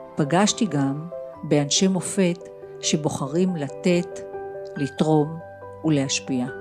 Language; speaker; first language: Hebrew; native; Hebrew